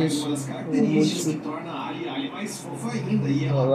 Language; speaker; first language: Portuguese; native; Portuguese